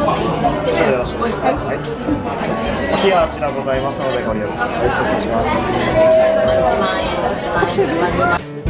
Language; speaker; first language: Japanese; native; Japanese